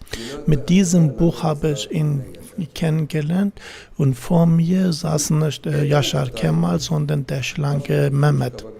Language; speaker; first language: German; non-native, fluent; Kurdish